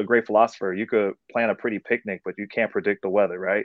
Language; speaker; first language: English; native; English